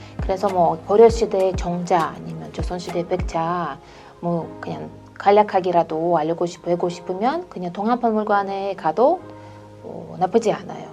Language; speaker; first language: Korean; non-native, fluent; Russian